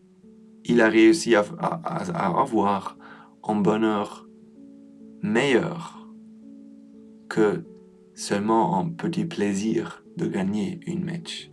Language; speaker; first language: French; non-native, learner; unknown